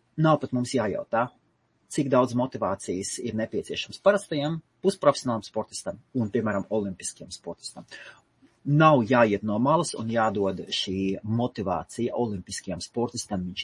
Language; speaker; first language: Latvian; native; Latvian